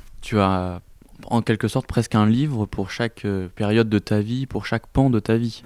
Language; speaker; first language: French; native; French